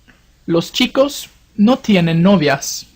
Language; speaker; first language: Spanish; non-native, fluent; English